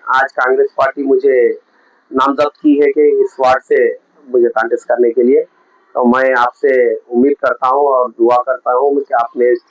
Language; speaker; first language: Hindi; non-native, local second language; Urdu